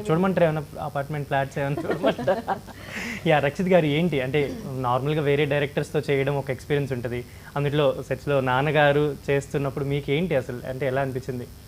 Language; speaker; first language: Telugu; native; Telugu